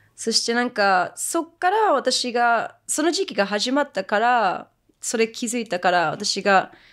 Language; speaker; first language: Japanese; early bilingual, heritage; Japanese